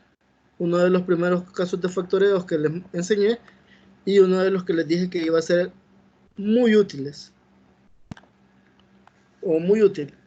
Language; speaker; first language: Spanish; native; Spanish